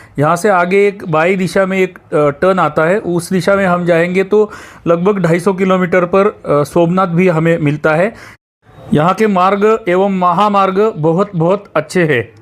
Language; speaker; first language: Hindi; non-native, local second language; Marathi